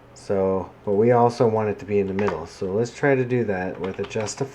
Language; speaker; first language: English; native; English